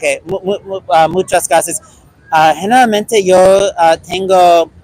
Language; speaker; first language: Spanish; non-native, learner; English